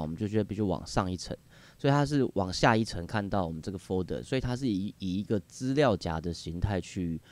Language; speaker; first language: Chinese; native; Chinese